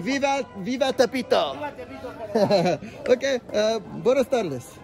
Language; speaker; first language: Spanish; non-native, learner; English